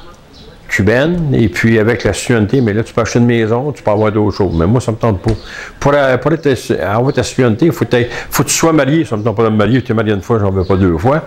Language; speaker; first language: French; native; French